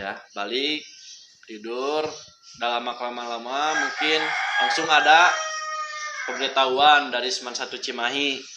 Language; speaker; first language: Indonesian; non-native, local second language; Sundanese